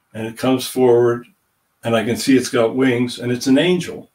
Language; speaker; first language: English; native; English